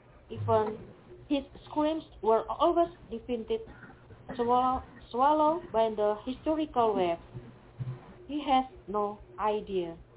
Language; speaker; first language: English; non-native, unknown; Indonesian